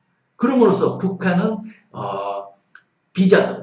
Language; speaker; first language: Korean; native; Korean